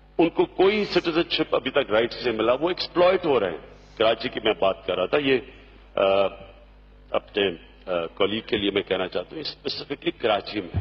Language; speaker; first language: Urdu; native; Urdu